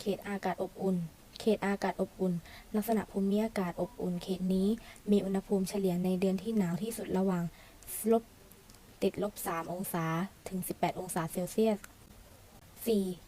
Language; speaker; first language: Thai; native; Thai